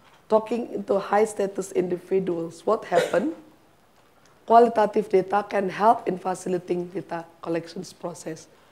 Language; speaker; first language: English; non-native, fluent; Indonesian